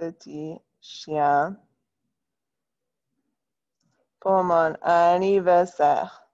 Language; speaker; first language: French; non-native, fluent; English